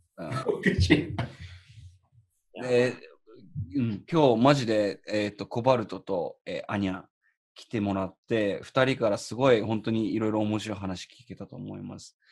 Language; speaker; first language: Japanese; native; Japanese